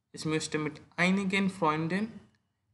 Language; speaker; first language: German; non-native, learner; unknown